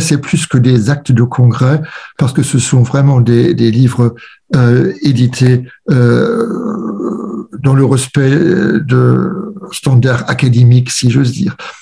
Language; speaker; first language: French; non-native, fluent; German